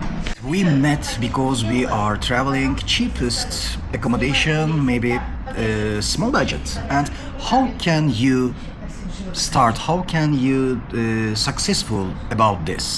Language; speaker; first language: English; non-native, learner; Turkish